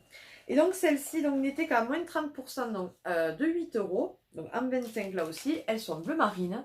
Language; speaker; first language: French; native; French